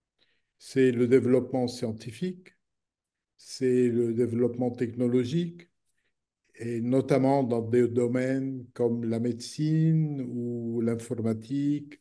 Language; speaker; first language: French; non-native, local second language; Arabic